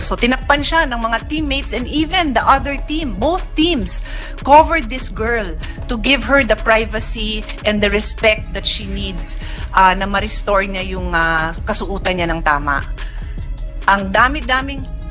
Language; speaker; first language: English; non-native, local second language; Filipino